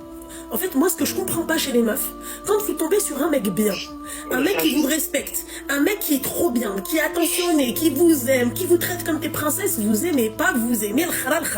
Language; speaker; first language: French; native; French